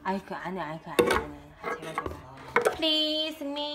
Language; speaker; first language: Korean; native; Korean